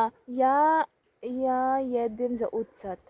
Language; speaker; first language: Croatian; non-native, learner; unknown